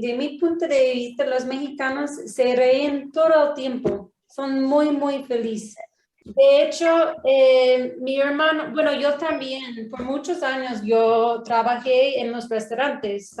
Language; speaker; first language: Spanish; non-native, learner; English